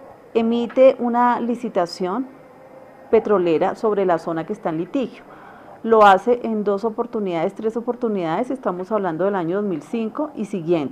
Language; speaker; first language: Spanish; native; Spanish